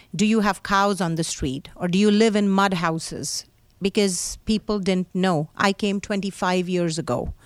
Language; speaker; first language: English; non-native, local second language; Hindi